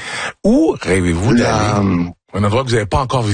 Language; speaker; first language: French; native; French